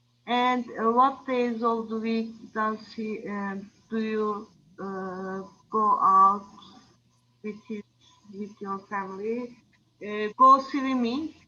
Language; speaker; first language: English; non-native, learner; Turkish